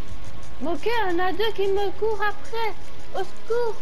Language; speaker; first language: French; non-native, local second language; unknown